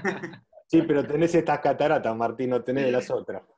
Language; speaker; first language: Spanish; native; Spanish